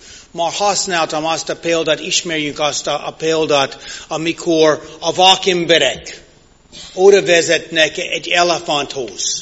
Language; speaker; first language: Hungarian; non-native, fluent; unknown